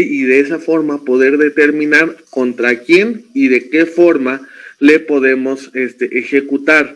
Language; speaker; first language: Spanish; native; Spanish